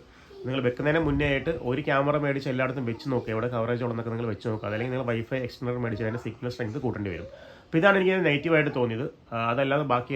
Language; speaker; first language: Malayalam; native; Malayalam